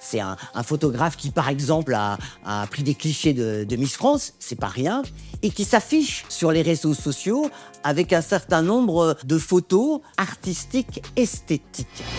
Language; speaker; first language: French; native; French